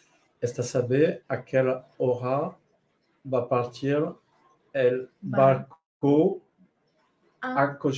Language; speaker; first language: Spanish; non-native, learner; French